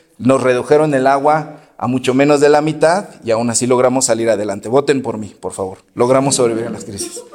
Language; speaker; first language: Spanish; native; Spanish